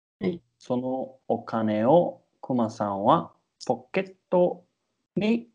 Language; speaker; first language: Japanese; non-native, learner; English